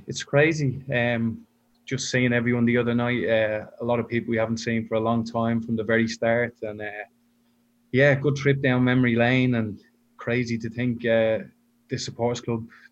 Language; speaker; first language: English; native; English